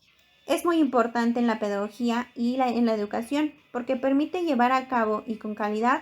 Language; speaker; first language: Spanish; native; Spanish